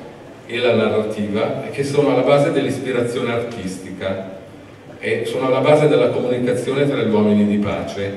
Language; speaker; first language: Italian; native; Italian